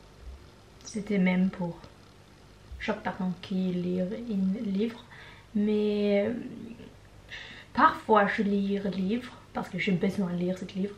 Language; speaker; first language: French; non-native, learner; Norwegian